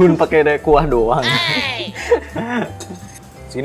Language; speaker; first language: Indonesian; native; Indonesian